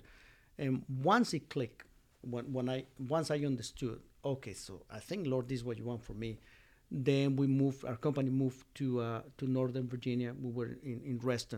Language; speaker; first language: English; non-native, fluent; Spanish